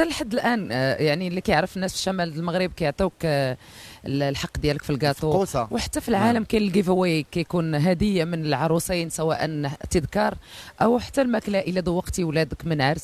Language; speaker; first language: Arabic; native; Arabic